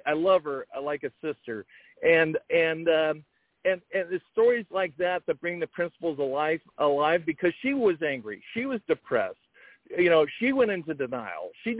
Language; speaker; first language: English; native; English